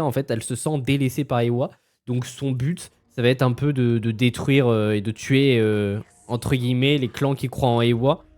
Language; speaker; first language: French; native; French